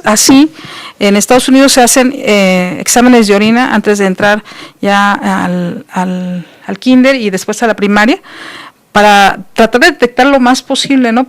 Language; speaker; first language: Spanish; native; Spanish